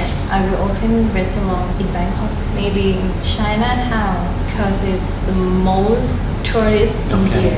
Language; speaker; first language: English; non-native, learner; Thai